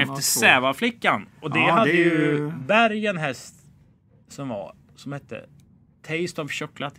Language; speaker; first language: Swedish; native; Swedish